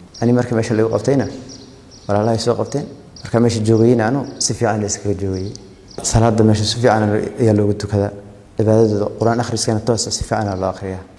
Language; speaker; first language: Somali; non-native, local second language; Oromo